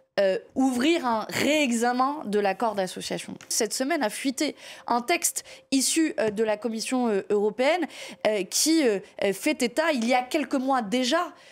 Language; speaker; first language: French; native; French